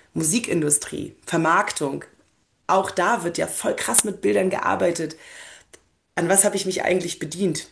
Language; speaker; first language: German; early bilingual, other home language; Polish